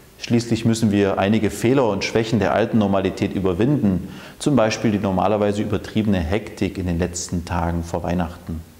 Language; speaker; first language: German; non-native, local second language; Upper Sorbian